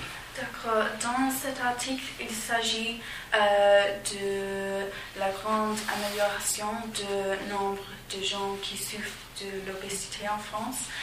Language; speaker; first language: French; non-native, learner; English